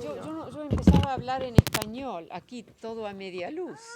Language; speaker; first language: Spanish; non-native, fluent; Dutch